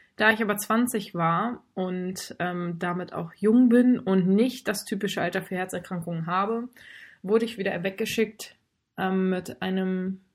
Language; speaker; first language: German; native; German